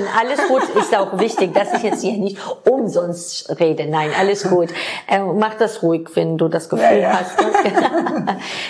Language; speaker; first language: German; non-native, fluent; Georgian